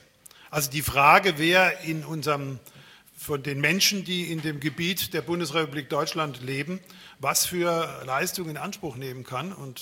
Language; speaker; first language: German; native; German